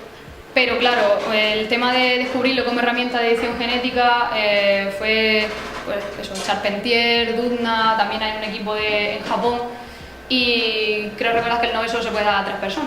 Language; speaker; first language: Spanish; native; Spanish